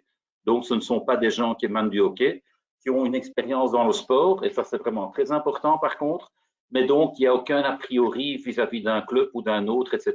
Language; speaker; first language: French; native; French